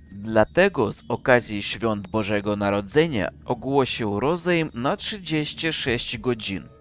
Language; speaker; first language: Polish; non-native, fluent; Russian